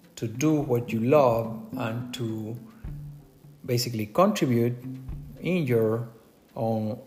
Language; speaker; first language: English; non-native, fluent; Spanish